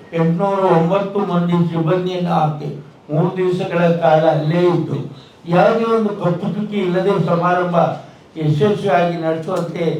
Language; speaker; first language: Kannada; native; Kannada